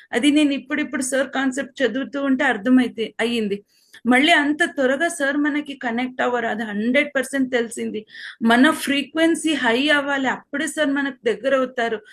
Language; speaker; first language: Telugu; non-native, local second language; Kannada